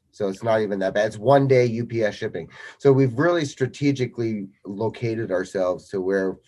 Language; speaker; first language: English; native; English